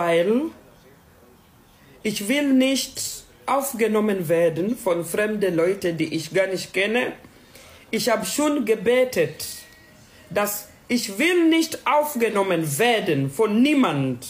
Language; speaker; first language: German; non-native, learner; Swahili